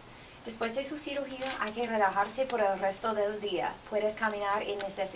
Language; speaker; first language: Spanish; non-native, learner; English